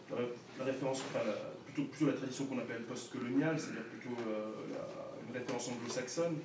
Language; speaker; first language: French; native; French